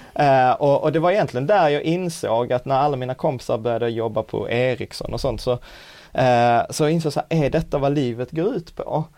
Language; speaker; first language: Swedish; early bilingual, other home language; Czech